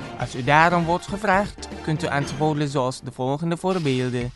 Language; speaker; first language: Dutch; non-native, learner; Indonesian